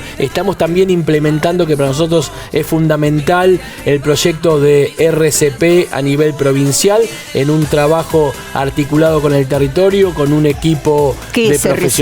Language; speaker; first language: Spanish; native; Spanish